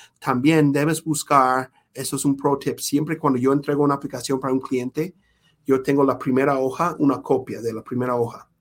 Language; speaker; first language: Spanish; non-native, fluent; English